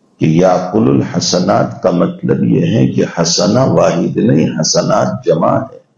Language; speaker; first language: Urdu; non-native, local second language; Gujarati